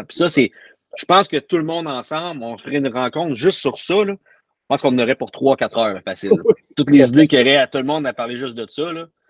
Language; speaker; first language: French; native; French